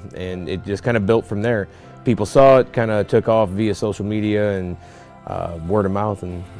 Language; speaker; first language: English; native; English